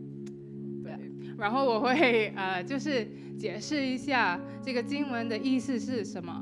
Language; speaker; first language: Chinese; non-native, learner; English